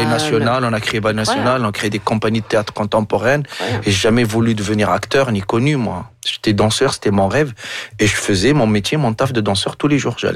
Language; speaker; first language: French; non-native, local second language; Arabic